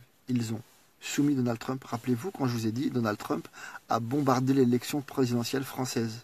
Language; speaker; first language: French; native; French